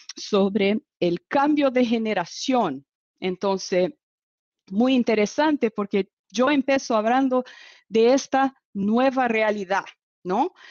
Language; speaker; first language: Spanish; non-native, fluent; Portuguese